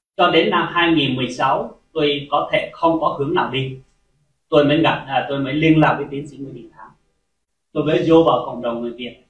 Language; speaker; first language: Vietnamese; non-native, local second language; Hmong